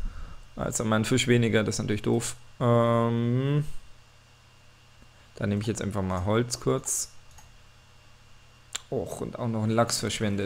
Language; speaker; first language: German; native; German